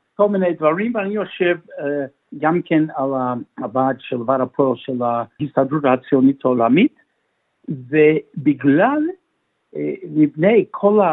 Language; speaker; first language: Hebrew; non-native, fluent; English